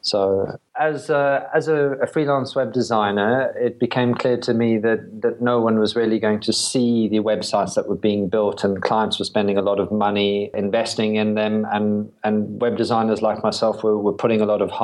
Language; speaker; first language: English; native; English